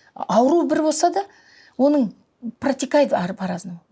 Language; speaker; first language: Russian; non-native, local second language; Kazakh